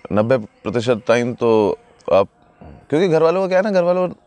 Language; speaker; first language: Hindi; native; Hindi